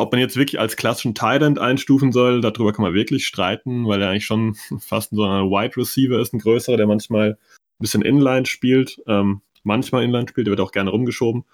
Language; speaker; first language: German; native; German